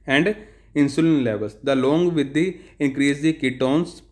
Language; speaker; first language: English; non-native, local second language; Punjabi